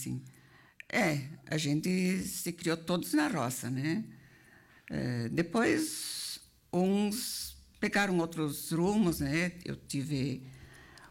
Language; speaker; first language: Portuguese; native; Portuguese